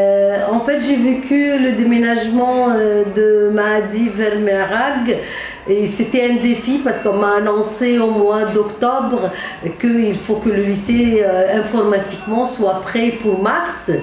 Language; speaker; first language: French; non-native, fluent; Arabic